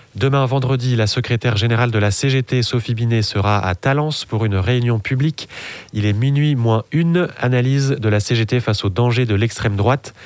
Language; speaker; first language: French; native; French